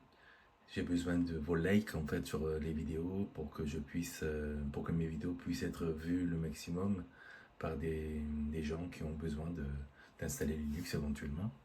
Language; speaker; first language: French; native; French